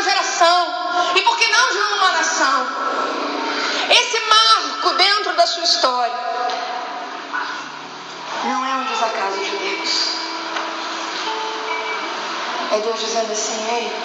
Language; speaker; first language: Portuguese; native; Portuguese